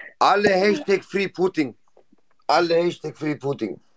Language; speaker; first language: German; non-native, learner; Turkish